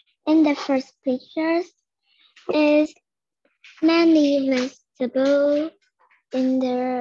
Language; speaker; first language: English; non-native, learner; Vietnamese